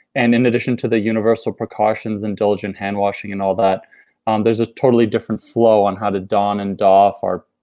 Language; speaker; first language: English; native; English